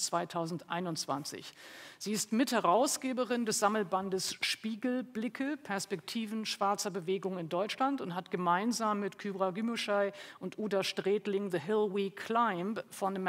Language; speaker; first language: German; native; German